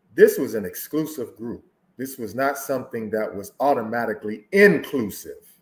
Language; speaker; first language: English; native; English